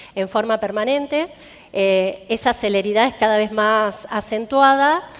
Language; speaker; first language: Spanish; native; Spanish